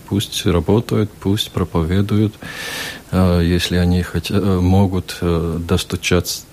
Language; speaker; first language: Russian; non-native, local second language; Latvian